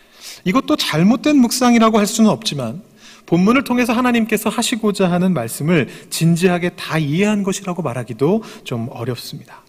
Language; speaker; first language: Korean; native; Korean